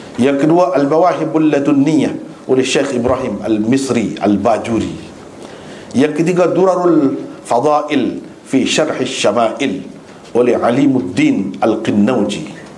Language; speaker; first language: Malay; native; Malay